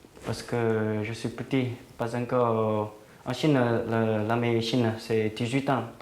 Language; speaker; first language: French; non-native, learner; Chinese